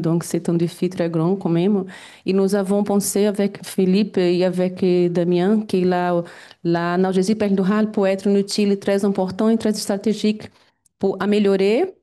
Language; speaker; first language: French; non-native, fluent; Portuguese